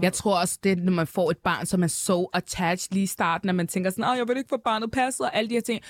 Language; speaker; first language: Danish; native; Danish